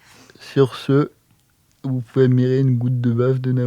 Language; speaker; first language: French; native; French